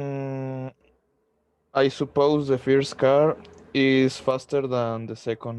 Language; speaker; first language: English; non-native, learner; Spanish